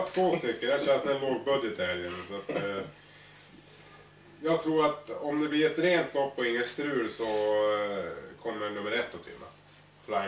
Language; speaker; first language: Swedish; native; Swedish